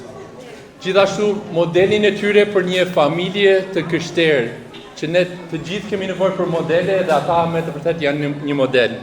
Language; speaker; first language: Albanian; non-native, fluent; English